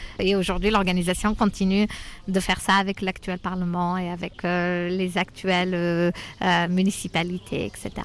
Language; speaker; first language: French; non-native, local second language; Arabic